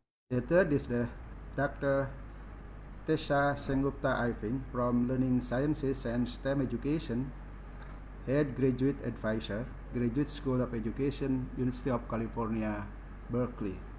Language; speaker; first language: English; non-native, fluent; Indonesian